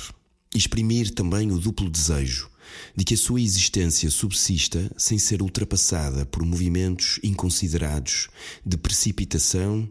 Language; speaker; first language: Portuguese; native; Portuguese